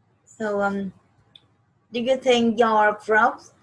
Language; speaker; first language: English; non-native, learner; Vietnamese